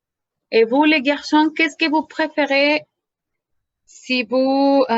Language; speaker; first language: French; non-native, fluent; Spanish